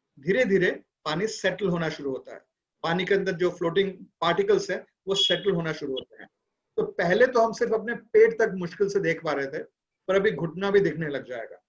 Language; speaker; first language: Hindi; non-native, local second language; Bangla